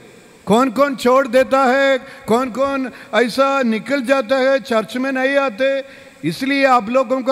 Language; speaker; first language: Hindi; non-native, local second language; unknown